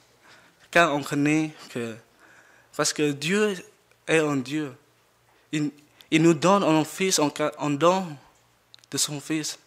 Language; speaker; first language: French; non-native, learner; Jarai